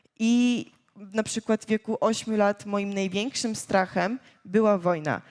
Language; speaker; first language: Polish; early bilingual, other home language; Ukrainian